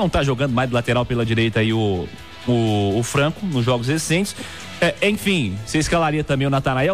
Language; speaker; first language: Portuguese; native; Portuguese